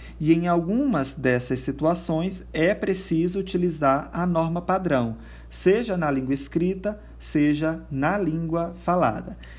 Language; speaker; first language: Portuguese; native; Portuguese